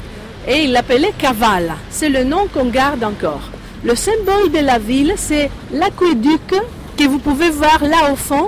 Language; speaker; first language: French; non-native, fluent; Greek